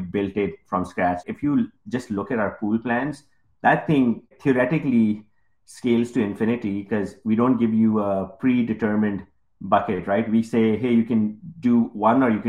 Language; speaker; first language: English; non-native, local second language; Urdu